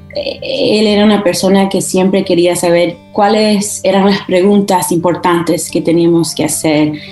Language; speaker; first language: Spanish; early bilingual, heritage; Spanish